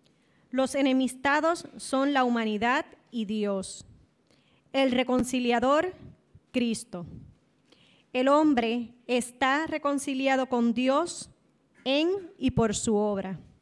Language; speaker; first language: Spanish; native; Spanish